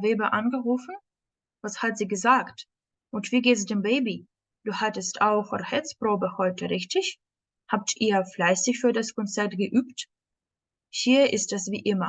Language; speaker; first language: German; non-native, fluent; Ukrainian